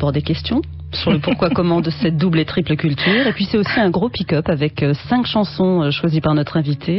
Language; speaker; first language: French; native; French